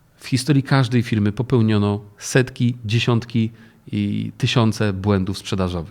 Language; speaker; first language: Polish; native; Polish